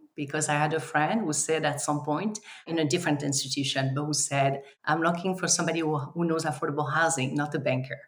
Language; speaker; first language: English; non-native, fluent; French